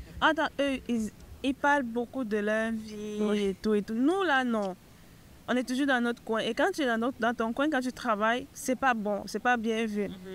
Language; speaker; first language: French; native; French